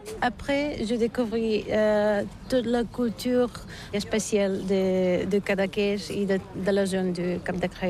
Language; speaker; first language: French; non-native, learner; Bulgarian